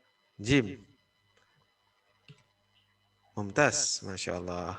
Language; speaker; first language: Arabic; non-native, fluent; Indonesian